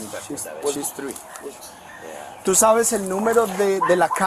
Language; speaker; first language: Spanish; early bilingual, heritage; Spanish